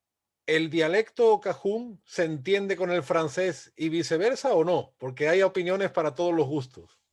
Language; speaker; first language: Spanish; native; Spanish